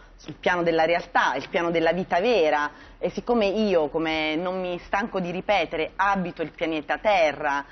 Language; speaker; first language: Italian; native; Italian